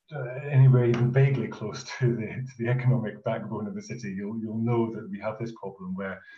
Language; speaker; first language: English; native; English